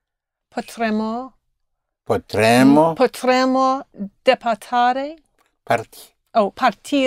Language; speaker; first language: Italian; non-native, learner; English